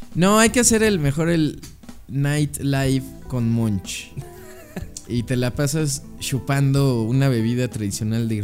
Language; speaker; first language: Spanish; native; Spanish